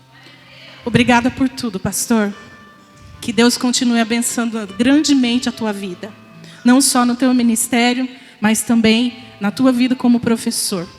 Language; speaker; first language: Portuguese; native; Portuguese